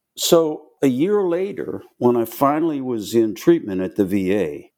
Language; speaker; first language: English; native; English